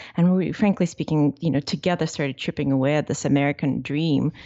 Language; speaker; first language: English; non-native, fluent; Russian